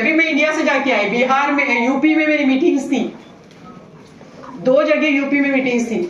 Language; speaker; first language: Hindi; native; Hindi